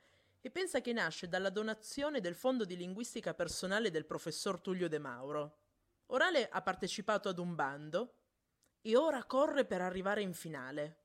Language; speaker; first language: Italian; native; Italian